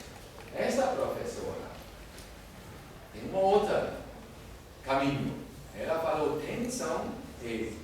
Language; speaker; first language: Portuguese; non-native, fluent; German